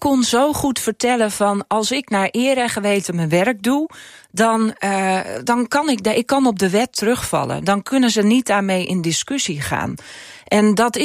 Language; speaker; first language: Dutch; non-native, local second language; Western Frisian